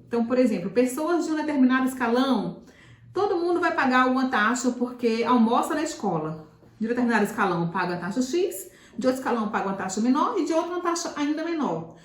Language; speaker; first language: Portuguese; native; Portuguese